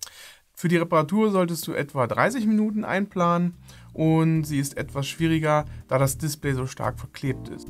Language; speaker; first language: German; native; German